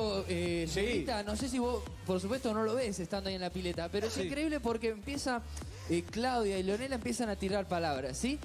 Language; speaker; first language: Spanish; native; Spanish